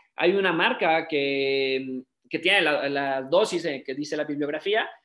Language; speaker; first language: Spanish; native; Spanish